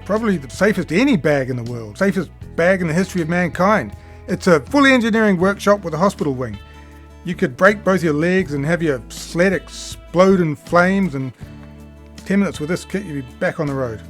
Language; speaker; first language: English; native; English